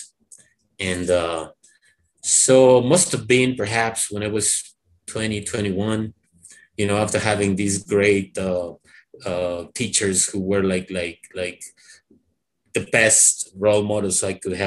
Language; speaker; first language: English; non-native, fluent; Spanish